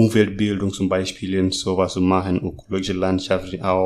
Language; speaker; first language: German; non-native, learner; Masai